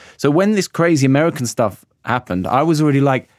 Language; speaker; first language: English; native; English